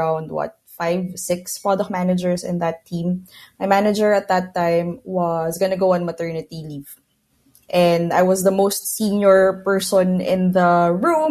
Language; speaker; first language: English; non-native, local second language; Filipino